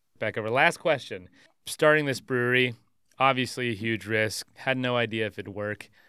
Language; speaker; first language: English; native; English